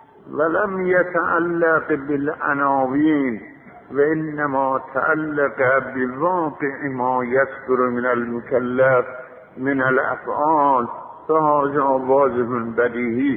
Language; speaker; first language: Arabic; non-native, fluent; Azerbaijani